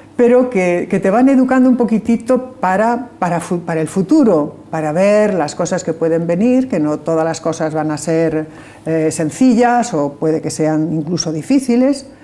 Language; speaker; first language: Spanish; native; Spanish